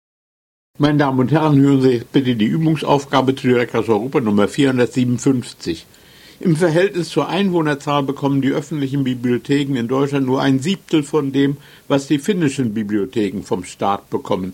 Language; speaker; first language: German; native; German